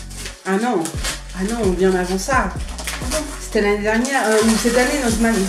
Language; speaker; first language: French; native; French